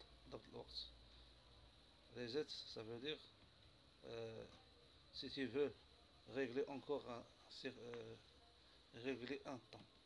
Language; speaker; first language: French; non-native, local second language; Arabic